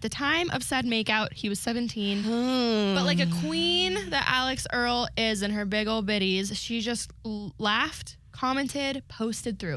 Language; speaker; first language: English; native; English